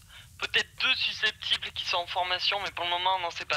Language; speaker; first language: French; native; French